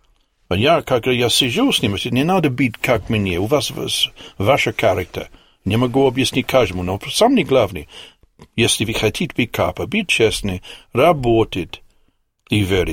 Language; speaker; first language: Russian; non-native, learner; English